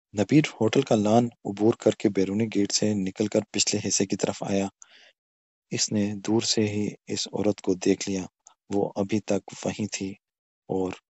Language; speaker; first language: Urdu; non-native, local second language; Pashto